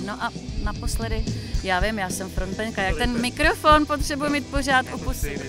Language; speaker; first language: Czech; native; Czech